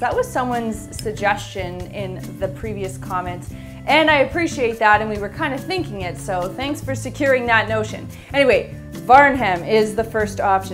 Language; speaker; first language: English; native; English